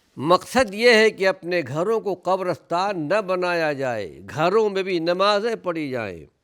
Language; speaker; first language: Urdu; native; Urdu